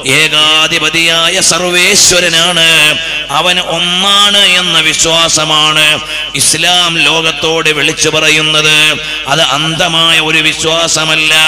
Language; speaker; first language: Malayalam; native; Malayalam